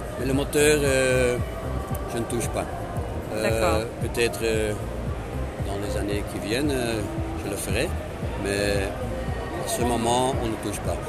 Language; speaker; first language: French; non-native, local second language; Dutch